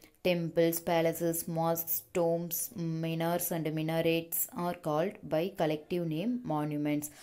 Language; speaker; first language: English; non-native, local second language; Tamil